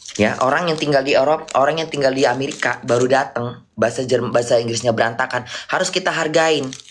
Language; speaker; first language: Indonesian; native; Indonesian